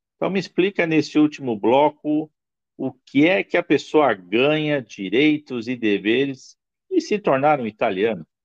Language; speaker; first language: Portuguese; native; Portuguese